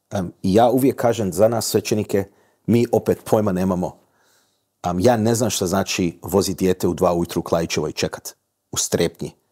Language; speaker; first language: Croatian; early bilingual, heritage; Croatian